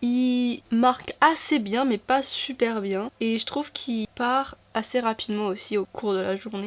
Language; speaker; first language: French; native; French